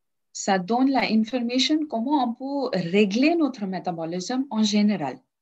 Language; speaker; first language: French; non-native, learner; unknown